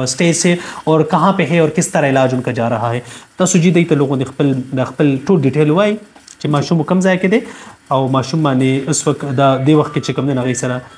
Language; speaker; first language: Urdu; non-native, local second language; Pashto